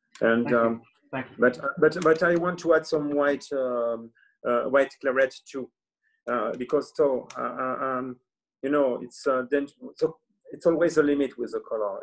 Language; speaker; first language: English; non-native, learner; French